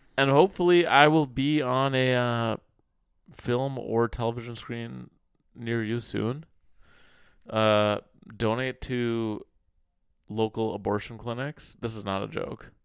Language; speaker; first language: English; early bilingual, other home language; Arabic